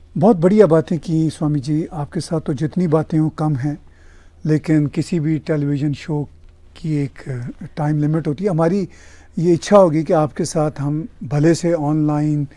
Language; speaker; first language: Urdu; native; Urdu